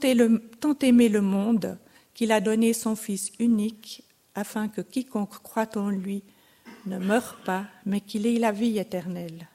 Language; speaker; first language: French; native; French